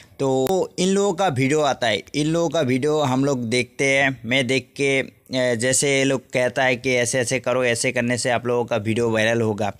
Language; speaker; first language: Hindi; non-native, local second language; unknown